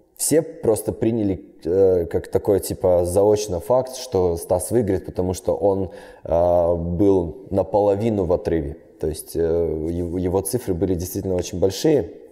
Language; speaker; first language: Russian; native; Russian